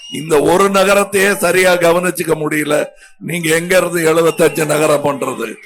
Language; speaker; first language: Tamil; native; Tamil